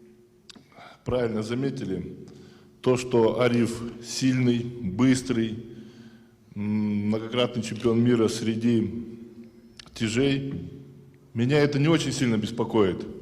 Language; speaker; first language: Russian; native; Russian